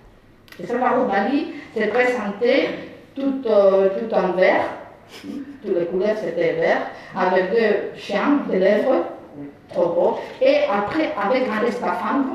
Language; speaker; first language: French; non-native, fluent; Spanish